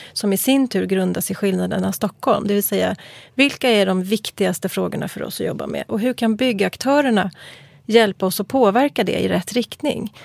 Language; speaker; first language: Swedish; native; Swedish